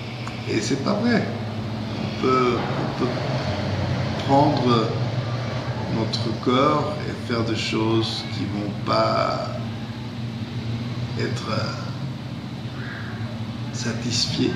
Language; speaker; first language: French; non-native, fluent; English